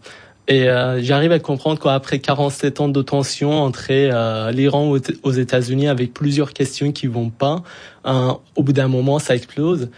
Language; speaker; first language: French; non-native, fluent; Persian